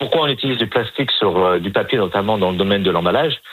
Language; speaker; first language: French; native; French